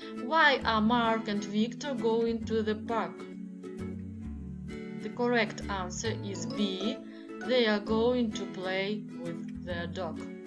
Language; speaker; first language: English; non-native, fluent; Ukrainian